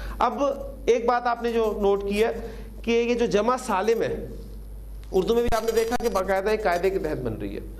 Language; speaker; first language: Urdu; native; Urdu